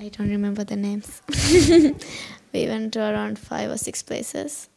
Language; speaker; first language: English; non-native, learner; Divehi